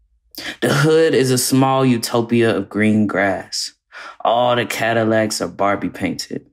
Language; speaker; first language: English; native; English